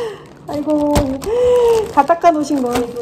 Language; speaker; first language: Korean; native; Korean